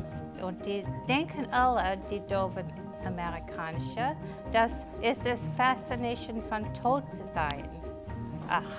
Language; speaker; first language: German; non-native, learner; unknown